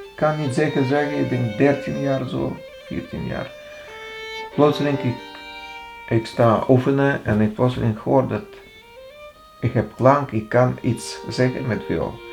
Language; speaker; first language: Dutch; non-native, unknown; Russian